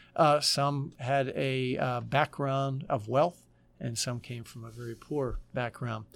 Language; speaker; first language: English; native; English